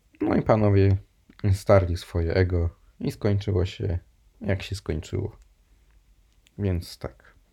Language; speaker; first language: Polish; native; Polish